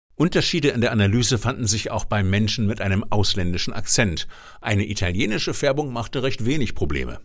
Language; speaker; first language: German; native; German